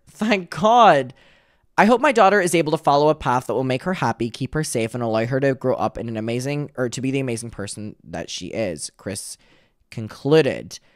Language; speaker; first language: English; native; English